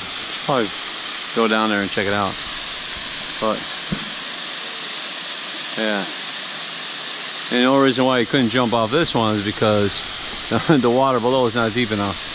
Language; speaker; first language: English; native; English